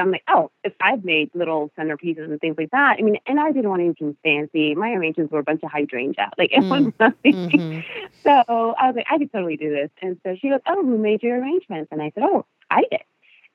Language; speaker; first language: English; non-native, fluent; Spanish